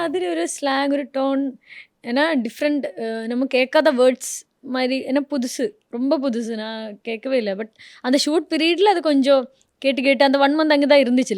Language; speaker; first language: Tamil; non-native, fluent; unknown